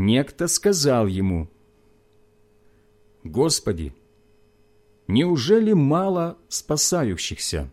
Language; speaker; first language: Russian; native; Russian